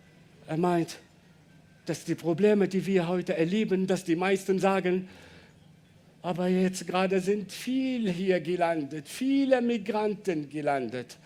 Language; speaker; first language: German; non-native, learner; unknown